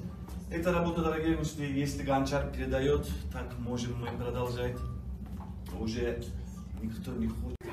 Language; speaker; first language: Russian; non-native, learner; Turkish